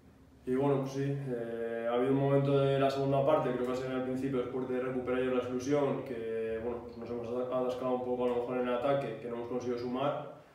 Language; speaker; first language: Spanish; native; Spanish